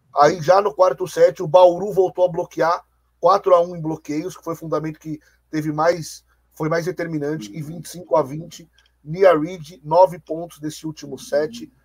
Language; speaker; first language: Portuguese; native; Portuguese